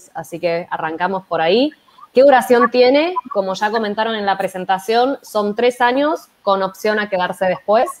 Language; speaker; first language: Spanish; native; Spanish